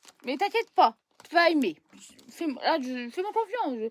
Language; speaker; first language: French; native; French